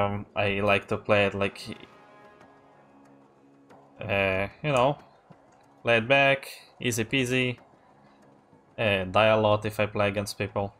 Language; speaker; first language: English; non-native, fluent; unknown